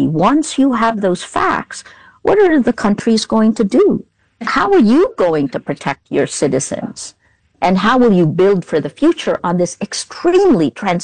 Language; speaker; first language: English; non-native, local second language; Filipino